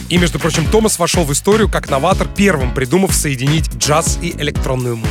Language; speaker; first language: Russian; native; Russian